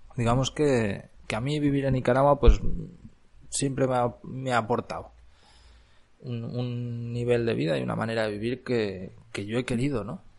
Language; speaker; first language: Spanish; native; Spanish